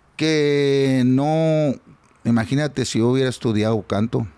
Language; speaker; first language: Spanish; native; Spanish